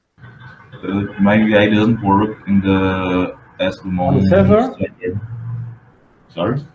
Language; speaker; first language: English; non-native, fluent; Portuguese